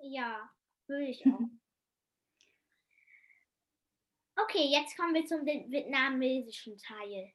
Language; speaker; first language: German; early bilingual, heritage; German